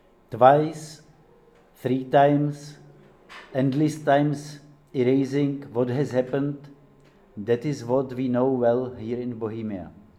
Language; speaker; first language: English; non-native, fluent; Czech